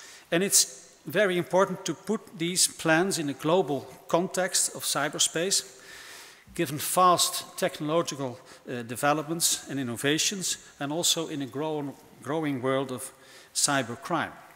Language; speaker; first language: English; non-native, fluent; Dutch